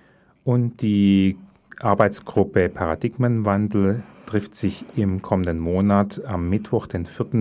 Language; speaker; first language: German; native; German